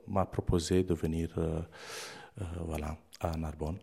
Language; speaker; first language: French; non-native, fluent; Romanian